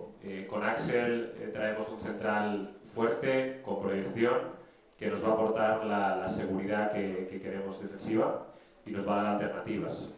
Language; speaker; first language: Spanish; native; Spanish